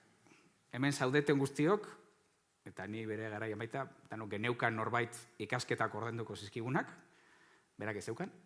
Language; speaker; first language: Basque; native; Basque